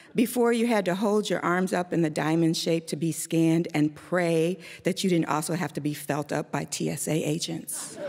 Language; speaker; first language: English; native; English